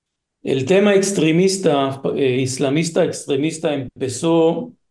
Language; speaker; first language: Spanish; non-native, fluent; Hebrew